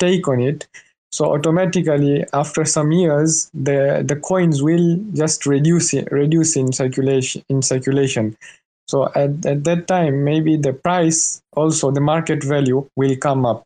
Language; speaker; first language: English; non-native, local second language; Swahili